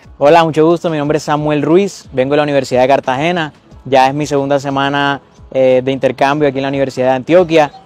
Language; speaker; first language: Spanish; native; Spanish